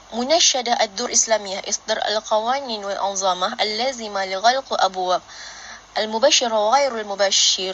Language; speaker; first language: Arabic; non-native, learner; Malay